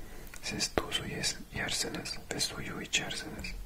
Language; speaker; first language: Turkish; non-native, learner; English